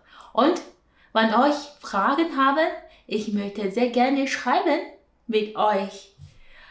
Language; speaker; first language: German; non-native, learner; Chinese